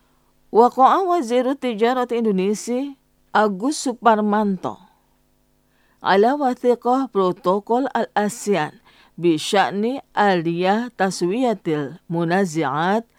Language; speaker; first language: Arabic; non-native, fluent; Indonesian